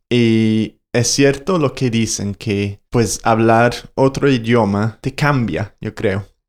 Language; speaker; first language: Spanish; non-native, fluent; English